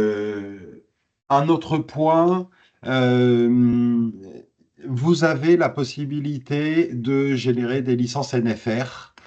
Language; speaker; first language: French; native; French